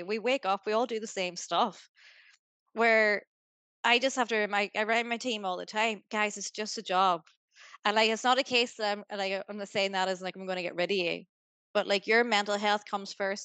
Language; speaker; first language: English; native; English